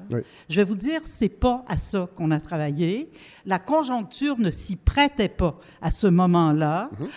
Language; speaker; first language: French; native; French